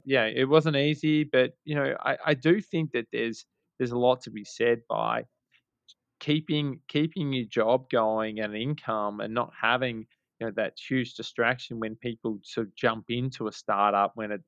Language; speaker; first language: English; native; English